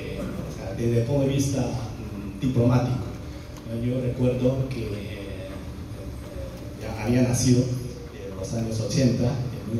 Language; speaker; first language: Spanish; non-native, fluent; Chinese